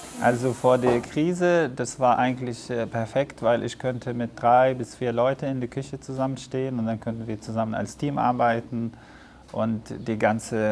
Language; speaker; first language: German; non-native, fluent; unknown